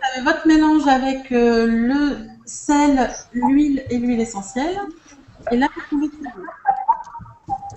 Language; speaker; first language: French; native; French